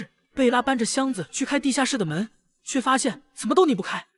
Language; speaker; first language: Chinese; native; Chinese